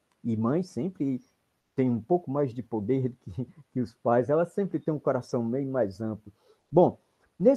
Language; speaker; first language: Portuguese; native; Portuguese